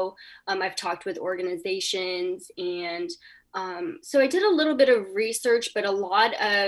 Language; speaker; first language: English; native; English